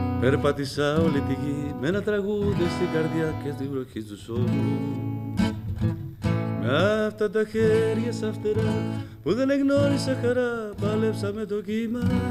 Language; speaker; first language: Greek; non-native, fluent; Spanish